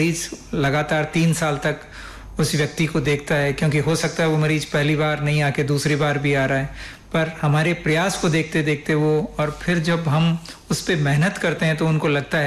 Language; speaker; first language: Hindi; non-native, local second language; Rajasthani